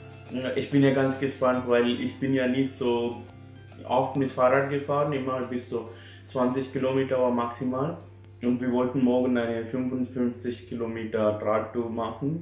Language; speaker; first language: German; non-native, fluent; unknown